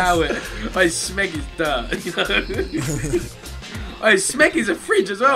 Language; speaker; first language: English; native; English